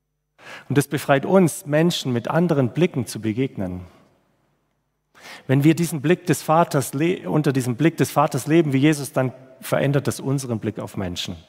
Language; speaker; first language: German; native; German